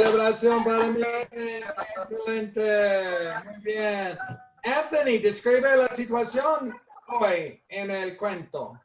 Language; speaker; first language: Spanish; non-native, fluent; English